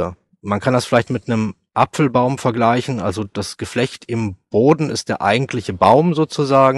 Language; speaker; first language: German; native; German